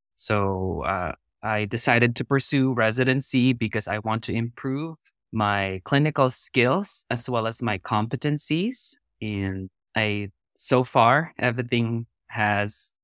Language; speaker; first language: English; non-native, local second language; Filipino